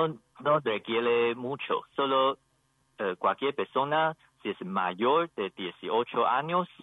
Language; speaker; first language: Spanish; non-native, learner; Chinese